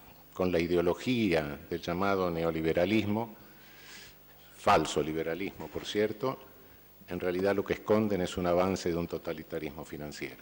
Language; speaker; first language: Spanish; native; Spanish